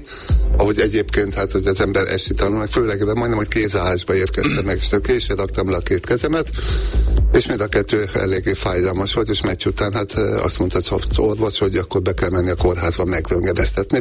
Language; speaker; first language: Hungarian; native; Hungarian